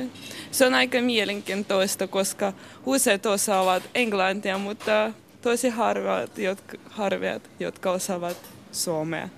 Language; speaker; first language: Finnish; non-native, learner; Russian